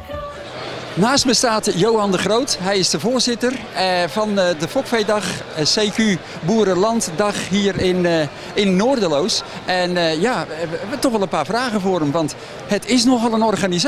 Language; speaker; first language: Dutch; native; Dutch